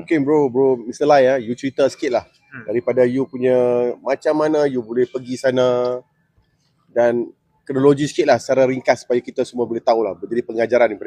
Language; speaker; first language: Malay; native; Malay